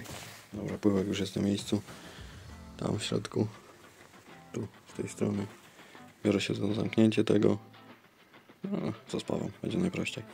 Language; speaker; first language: Polish; native; Polish